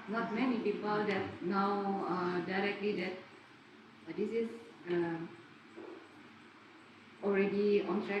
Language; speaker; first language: English; non-native, learner; Indonesian